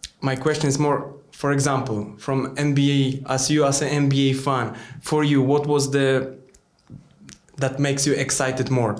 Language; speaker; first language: English; non-native, learner; Polish